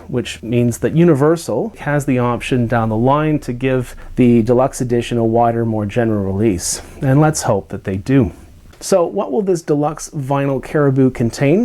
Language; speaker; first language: English; native; English